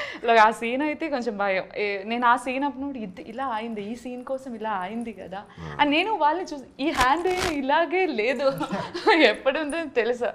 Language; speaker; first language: Telugu; non-native, learner; Malayalam